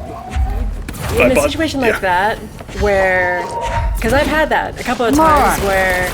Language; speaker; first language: English; native; English